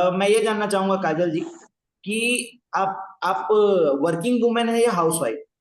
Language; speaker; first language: Hindi; native; Hindi